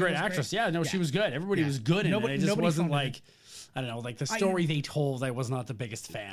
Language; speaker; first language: English; native; English